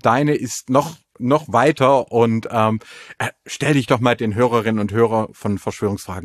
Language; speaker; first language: German; native; German